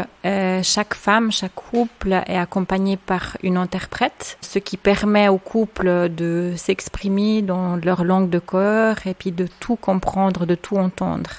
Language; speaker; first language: French; native; French